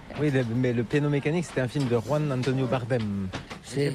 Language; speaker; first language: French; native; French